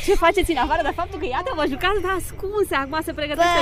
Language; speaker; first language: Romanian; native; Romanian